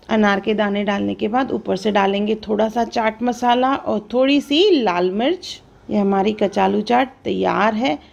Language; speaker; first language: Hindi; non-native, local second language; Sindhi